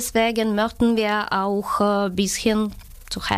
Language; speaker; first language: German; non-native, fluent; Ukrainian